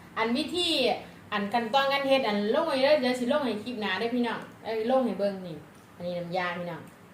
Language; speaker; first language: Thai; native; Thai